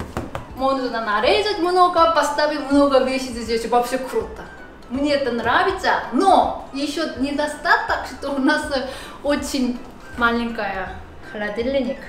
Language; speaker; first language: Russian; non-native, fluent; Korean